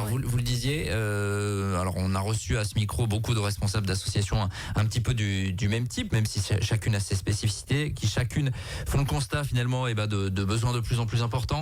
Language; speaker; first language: French; native; French